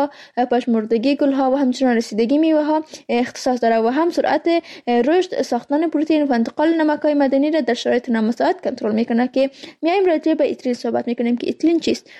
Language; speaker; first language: Persian; native; Persian